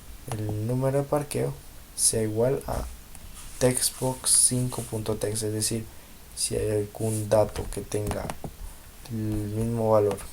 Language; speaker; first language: Spanish; native; Spanish